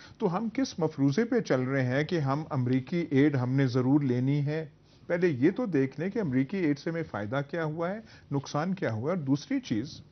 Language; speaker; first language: Urdu; non-native, local second language; Punjabi